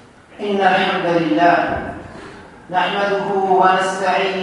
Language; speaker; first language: Arabic; native; Arabic